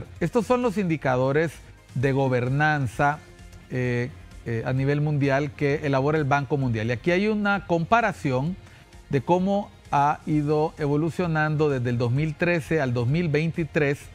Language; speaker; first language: Spanish; native; Spanish